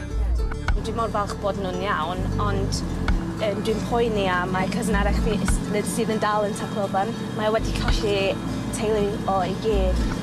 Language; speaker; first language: Welsh; non-native, local second language; English